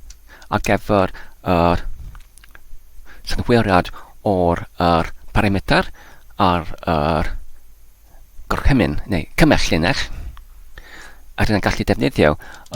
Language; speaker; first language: Welsh; non-native, learner; English